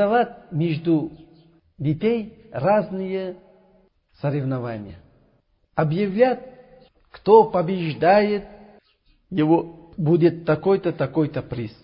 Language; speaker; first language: Russian; non-native, learner; Uzbek